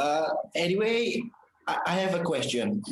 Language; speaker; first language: English; non-native, learner; Indonesian